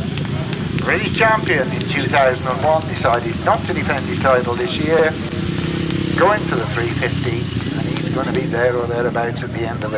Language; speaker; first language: English; native; English